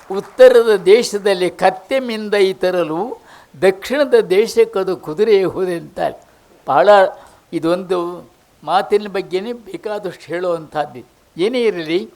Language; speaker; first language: Kannada; native; Kannada